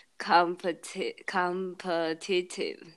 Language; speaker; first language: English; non-native, learner; Chinese